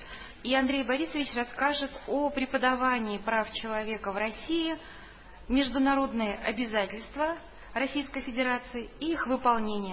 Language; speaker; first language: Russian; native; Russian